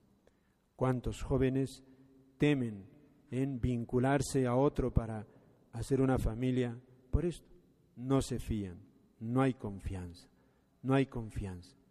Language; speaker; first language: Spanish; native; Spanish